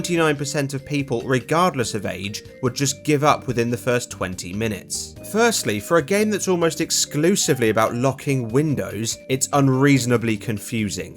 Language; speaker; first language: English; native; English